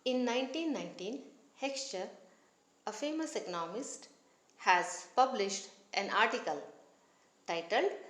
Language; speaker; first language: English; non-native, local second language; Kannada